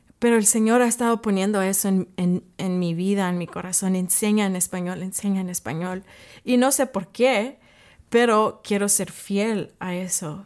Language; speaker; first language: Spanish; early bilingual, heritage; English